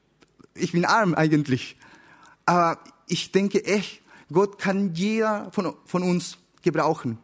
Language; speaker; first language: German; non-native, learner; Spanish